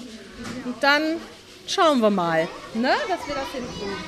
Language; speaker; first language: German; native; German